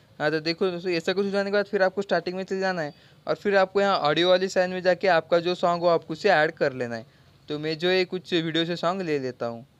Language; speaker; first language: Hindi; non-native, local second language; Marathi